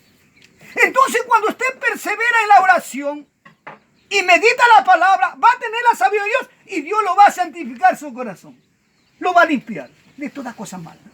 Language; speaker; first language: Spanish; native; Spanish